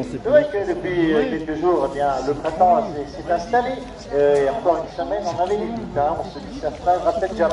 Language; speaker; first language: French; native; French